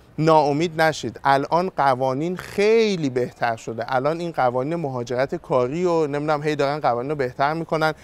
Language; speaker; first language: Persian; native; Persian